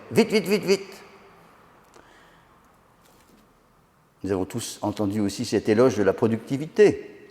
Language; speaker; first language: French; native; French